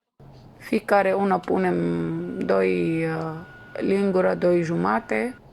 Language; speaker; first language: Romanian; non-native, learner; Arabic